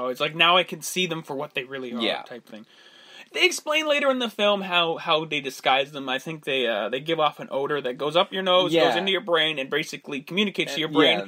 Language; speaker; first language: English; native; English